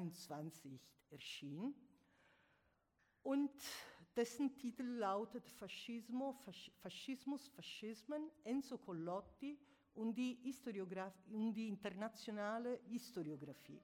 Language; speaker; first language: German; non-native, fluent; Italian